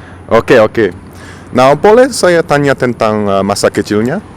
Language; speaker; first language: Indonesian; non-native, fluent; English